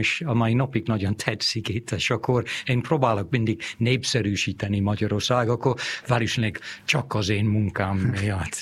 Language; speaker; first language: Hungarian; non-native, fluent; English